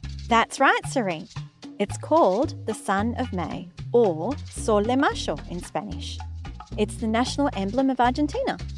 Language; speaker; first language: English; early bilingual, other home language; Spanish